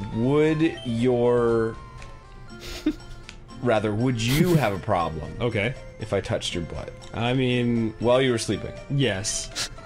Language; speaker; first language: English; native; English